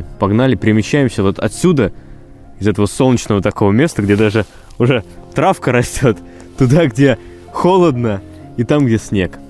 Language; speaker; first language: Russian; native; Russian